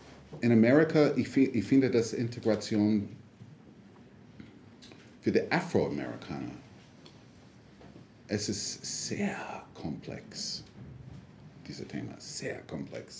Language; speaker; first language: German; non-native, fluent; English